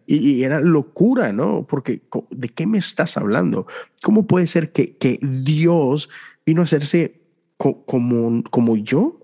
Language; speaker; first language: Spanish; native; Spanish